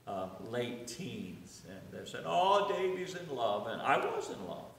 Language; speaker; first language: English; native; English